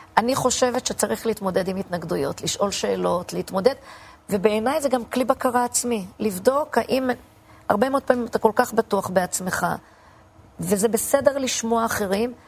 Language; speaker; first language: Hebrew; native; Hebrew